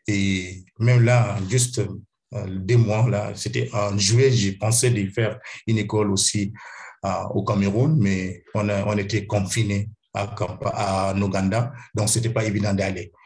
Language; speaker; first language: French; non-native, fluent; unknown